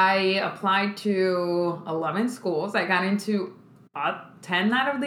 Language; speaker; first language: English; early bilingual, other home language; Spanish